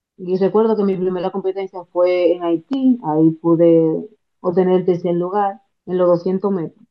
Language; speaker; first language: Spanish; native; Spanish